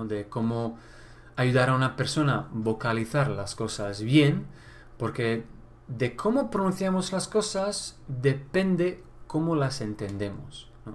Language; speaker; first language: Spanish; non-native, fluent; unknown